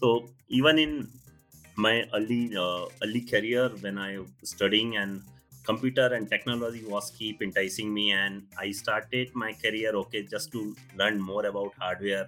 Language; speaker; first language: English; non-native, local second language; Hindi